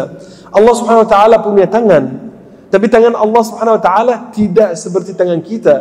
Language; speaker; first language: Indonesian; non-native, fluent; Arabic